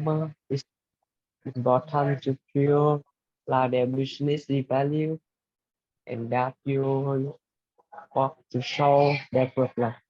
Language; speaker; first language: English; non-native, learner; Vietnamese